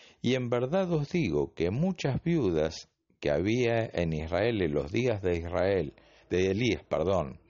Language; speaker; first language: Spanish; native; Spanish